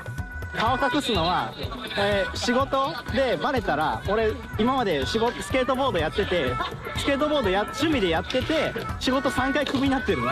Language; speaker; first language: Japanese; native; Japanese